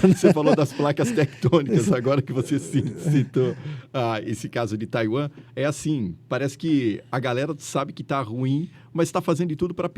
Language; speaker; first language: Portuguese; native; Portuguese